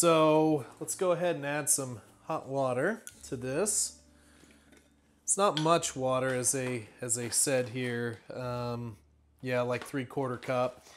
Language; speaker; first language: English; native; English